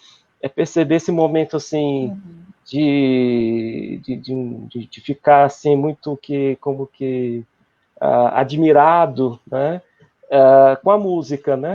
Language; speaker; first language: Portuguese; native; Portuguese